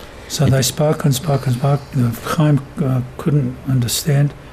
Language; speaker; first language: English; native; English